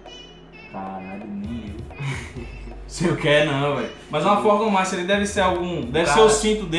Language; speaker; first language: Portuguese; native; Portuguese